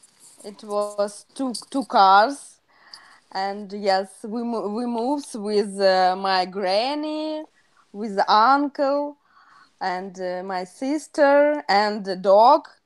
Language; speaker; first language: English; non-native, learner; Russian